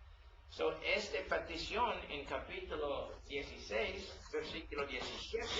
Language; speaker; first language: Spanish; non-native, learner; English